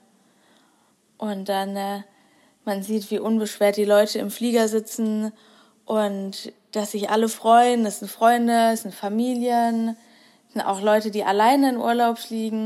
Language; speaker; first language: German; native; German